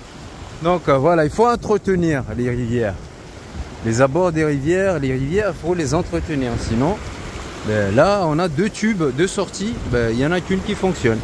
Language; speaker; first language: French; non-native, local second language; Comorian